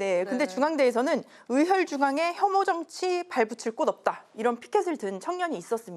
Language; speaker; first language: Korean; native; Korean